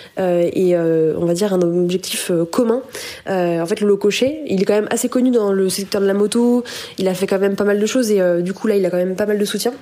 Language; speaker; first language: French; native; French